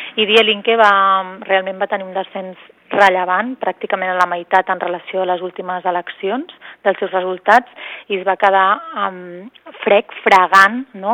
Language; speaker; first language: Catalan; native; Catalan